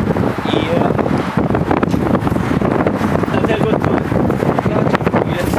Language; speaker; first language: Polish; non-native, fluent; Swedish